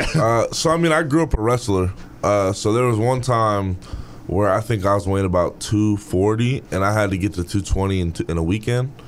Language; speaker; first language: English; native; English